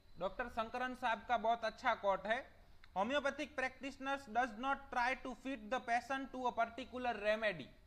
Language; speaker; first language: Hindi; non-native, local second language; Gujarati